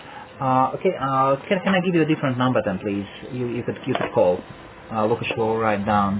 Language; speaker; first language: English; non-native, fluent; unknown